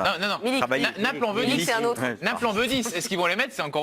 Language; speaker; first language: French; native; French